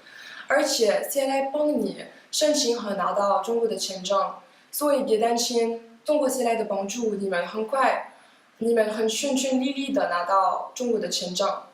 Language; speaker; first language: Chinese; non-native, fluent; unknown